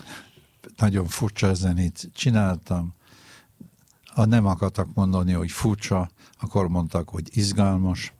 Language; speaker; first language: Hungarian; non-native, fluent; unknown